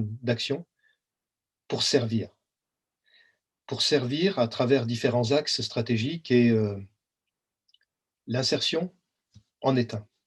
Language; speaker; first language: French; native; French